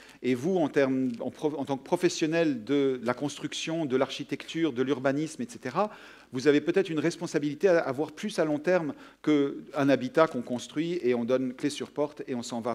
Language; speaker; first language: French; native; French